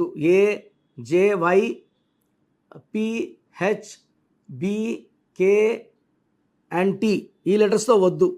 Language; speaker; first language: Telugu; native; Telugu